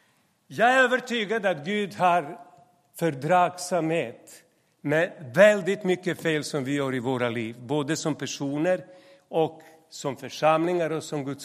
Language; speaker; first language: Swedish; non-native, fluent; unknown